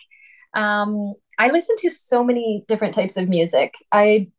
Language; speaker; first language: English; native; English